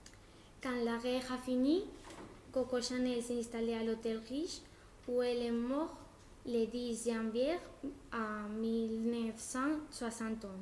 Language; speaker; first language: French; non-native, learner; Spanish